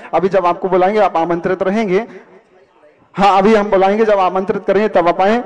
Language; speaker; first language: Hindi; native; Hindi